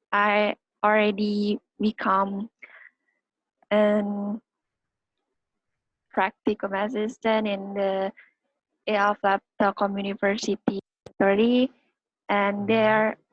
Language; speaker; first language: English; non-native, learner; Indonesian